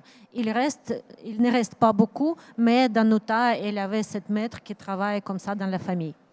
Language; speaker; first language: French; non-native, learner; Ukrainian